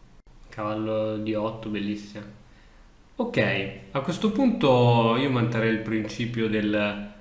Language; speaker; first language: Italian; native; Italian